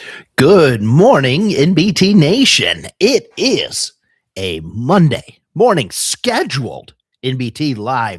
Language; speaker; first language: English; native; English